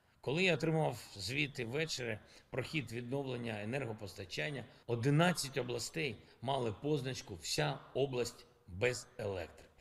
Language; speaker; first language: Ukrainian; non-native, local second language; Russian